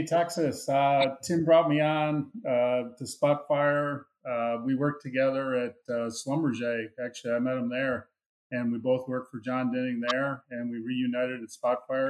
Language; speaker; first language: English; native; English